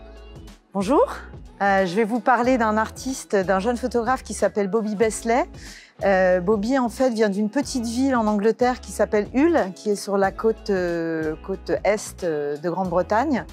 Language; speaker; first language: French; native; French